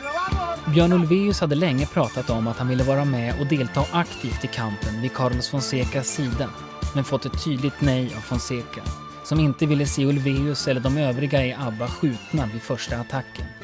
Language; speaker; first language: Swedish; native; Swedish